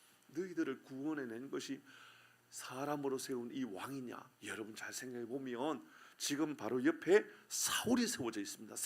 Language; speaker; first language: Korean; native; Korean